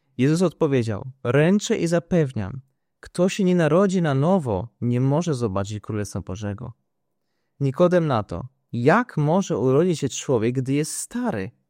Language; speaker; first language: Polish; native; Polish